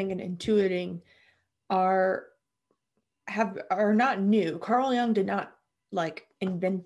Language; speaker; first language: English; native; English